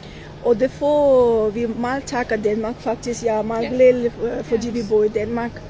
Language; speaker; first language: Danish; non-native, learner; Armenian